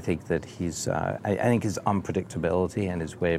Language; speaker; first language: English; native; English